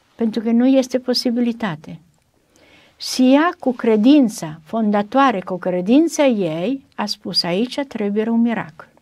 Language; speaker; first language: Romanian; non-native, learner; Italian